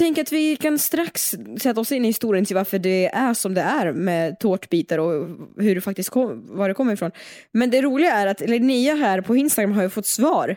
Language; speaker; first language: Swedish; native; Swedish